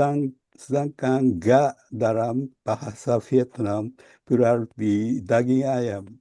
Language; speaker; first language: Indonesian; non-native, learner; Japanese